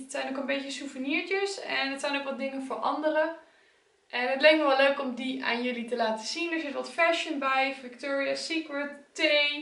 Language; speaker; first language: Dutch; native; Dutch